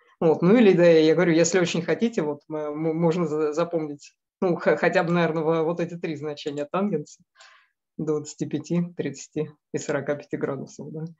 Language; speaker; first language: Russian; native; Russian